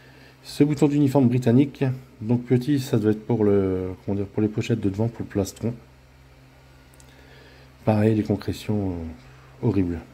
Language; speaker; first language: French; native; French